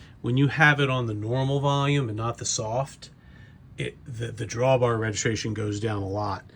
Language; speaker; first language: English; native; English